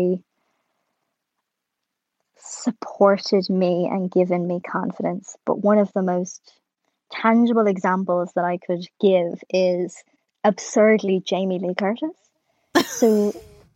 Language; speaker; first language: English; native; English